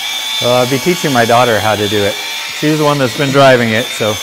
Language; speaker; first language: English; native; English